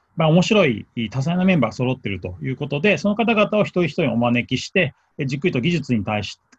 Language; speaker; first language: Japanese; native; Japanese